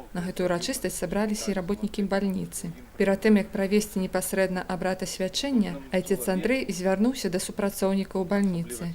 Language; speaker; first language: Belarusian; native; Belarusian